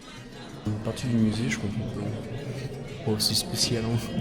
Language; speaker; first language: French; native; French